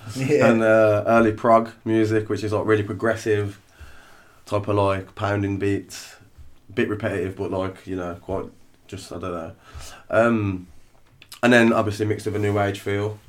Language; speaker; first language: English; native; English